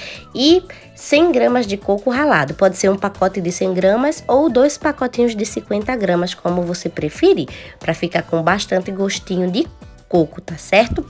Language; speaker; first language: Portuguese; native; Portuguese